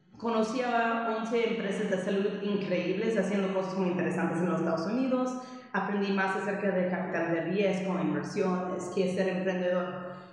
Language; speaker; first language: Spanish; non-native, fluent; English